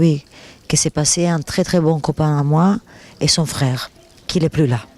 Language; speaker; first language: French; non-native, fluent; Italian